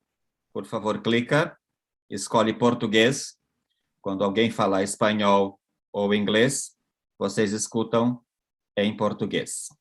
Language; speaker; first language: Portuguese; non-native, fluent; Spanish